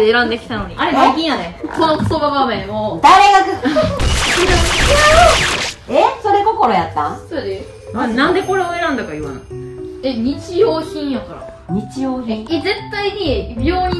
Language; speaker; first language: Japanese; native; Japanese